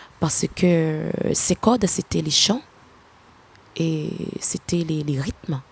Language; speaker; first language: French; non-native, local second language; Haitian Creole